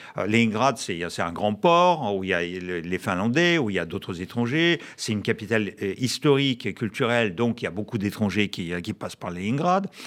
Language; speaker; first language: French; non-native, fluent; Russian